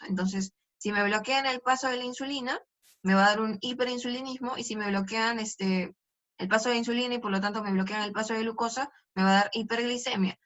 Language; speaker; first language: Spanish; native; Spanish